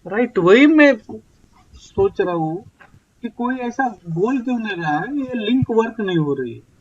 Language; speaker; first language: Hindi; non-native, local second language; Marathi